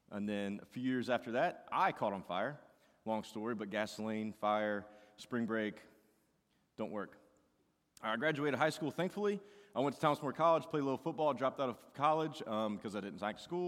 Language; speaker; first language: English; native; English